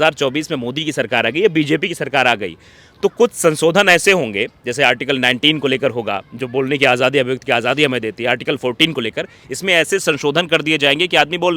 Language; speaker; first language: Hindi; native; Hindi